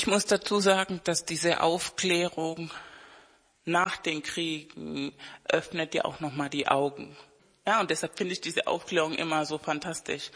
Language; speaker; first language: German; non-native, fluent; Spanish